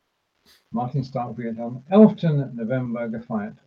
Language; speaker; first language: German; non-native, fluent; English